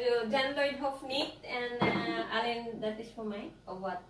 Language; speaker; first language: Dutch; non-native, learner; Filipino